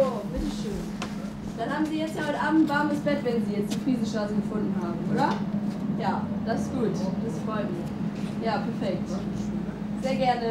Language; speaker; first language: German; non-native, fluent; Georgian